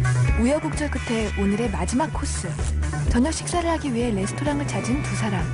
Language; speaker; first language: Korean; native; Korean